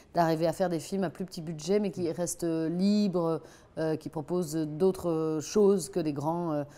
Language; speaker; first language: French; native; French